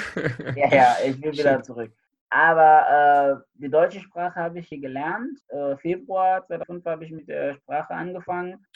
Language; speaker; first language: German; non-native, fluent; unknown